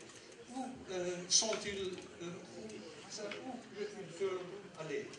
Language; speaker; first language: French; non-native, learner; Dutch